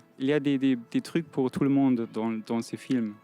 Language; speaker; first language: French; non-native, fluent; German